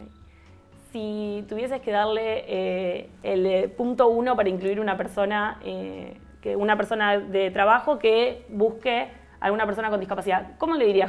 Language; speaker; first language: Spanish; native; Spanish